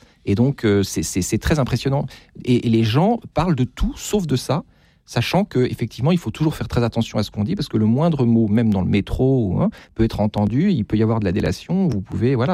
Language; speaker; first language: French; native; French